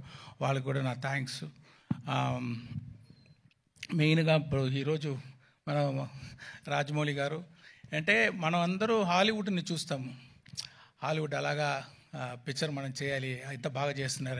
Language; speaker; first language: Telugu; non-native, local second language; Tamil